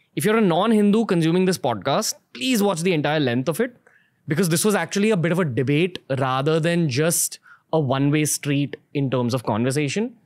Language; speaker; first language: English; non-native, local second language; Hindi